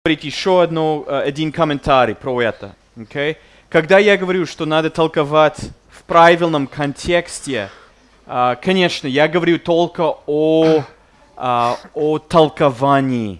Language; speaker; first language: Russian; non-native, fluent; English